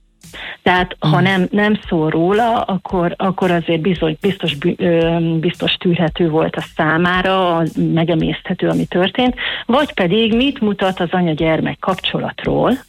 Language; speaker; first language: Hungarian; native; Hungarian